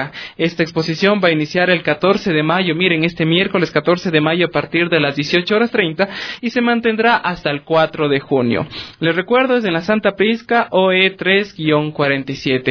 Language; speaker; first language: Spanish; native; Spanish